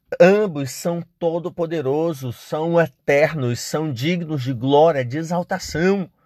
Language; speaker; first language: Portuguese; native; Portuguese